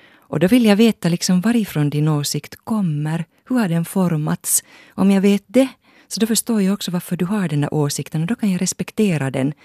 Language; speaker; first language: Swedish; native; Swedish